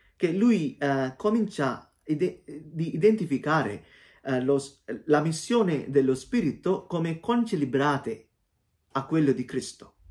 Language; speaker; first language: Italian; non-native, fluent; Sinhala